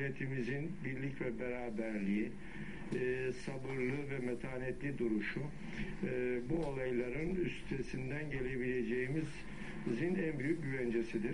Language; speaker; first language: Turkish; native; Turkish